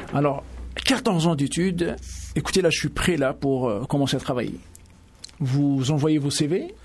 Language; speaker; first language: French; native; French